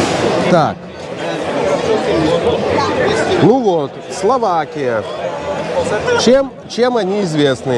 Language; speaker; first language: Russian; non-native, local second language; Lithuanian